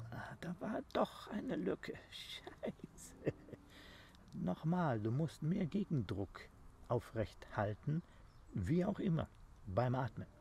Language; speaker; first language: German; non-native, fluent; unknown